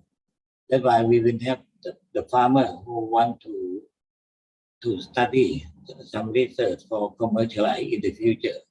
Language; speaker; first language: English; non-native, learner; Thai